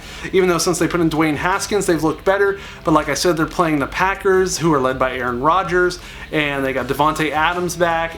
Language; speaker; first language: English; native; English